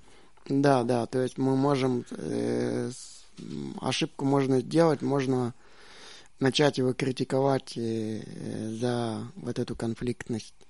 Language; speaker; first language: Czech; non-native, learner; Russian